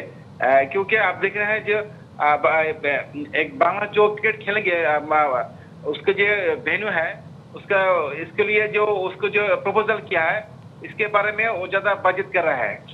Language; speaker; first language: Hindi; non-native, fluent; Bangla